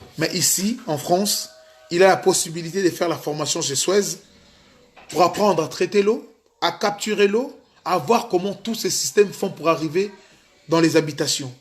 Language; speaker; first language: French; non-native, local second language; Lingala